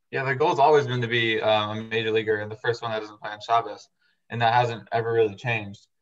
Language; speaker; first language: English; native; English